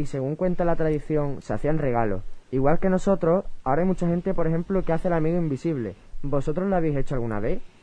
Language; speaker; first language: Spanish; native; Spanish